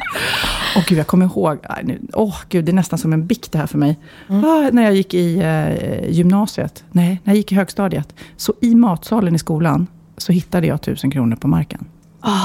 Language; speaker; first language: Swedish; native; Swedish